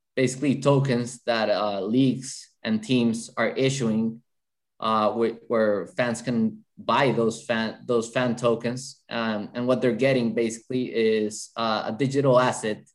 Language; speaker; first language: English; non-native, fluent; Spanish